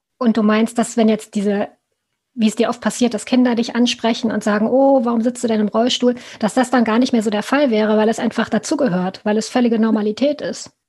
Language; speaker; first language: German; native; German